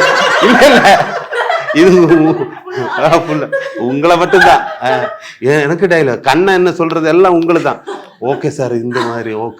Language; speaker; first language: Tamil; non-native, learner; Malayalam